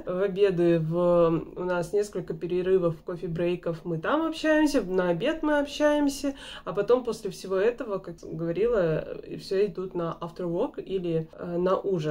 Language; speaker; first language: Russian; native; Russian